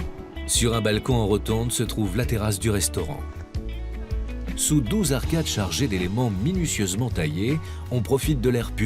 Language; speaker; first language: French; native; French